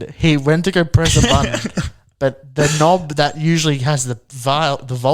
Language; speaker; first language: English; native; English